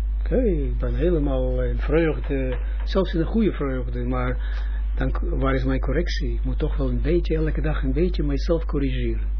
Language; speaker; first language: Dutch; non-native, fluent; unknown